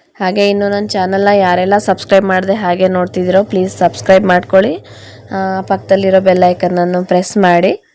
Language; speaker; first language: Kannada; non-native, local second language; Lambadi